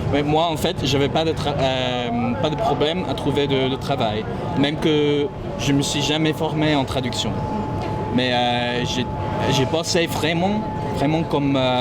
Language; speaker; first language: French; non-native, fluent; English